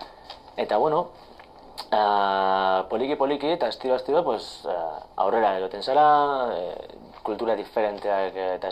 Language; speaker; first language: Basque; non-native, local second language; Spanish